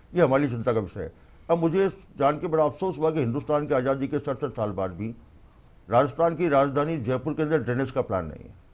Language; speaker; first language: Hindi; native; Hindi